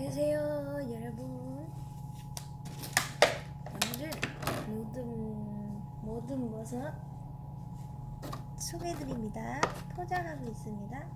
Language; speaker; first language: Korean; non-native, fluent; Vietnamese